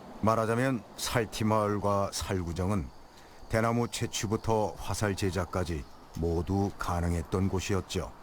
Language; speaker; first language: Korean; native; Korean